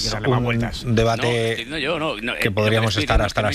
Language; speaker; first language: Spanish; native; Spanish